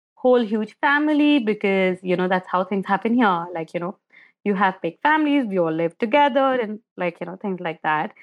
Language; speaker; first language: English; non-native, local second language; Hindi